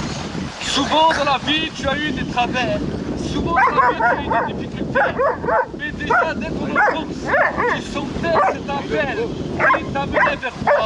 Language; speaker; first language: French; native; French